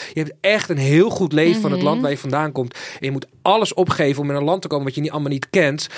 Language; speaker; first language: Dutch; early bilingual, other home language; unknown